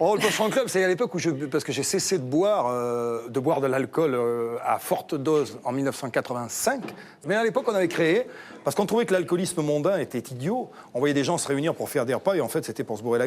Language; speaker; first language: French; native; French